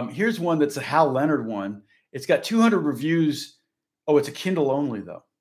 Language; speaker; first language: English; native; English